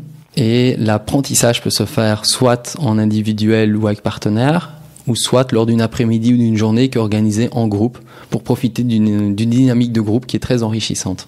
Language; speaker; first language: French; native; French